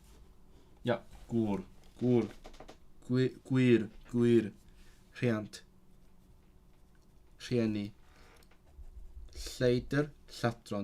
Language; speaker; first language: Welsh; non-native, learner; Cantonese